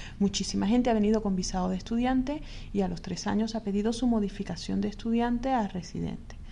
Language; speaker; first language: Spanish; native; Spanish